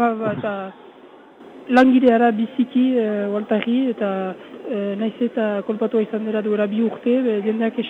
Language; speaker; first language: Basque; native; Basque